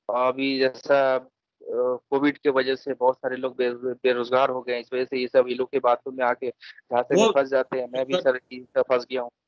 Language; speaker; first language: Hindi; native; Hindi